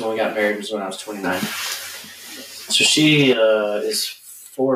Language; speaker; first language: English; native; English